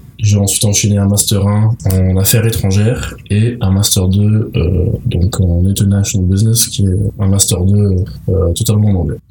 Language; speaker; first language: French; non-native, local second language; Arabic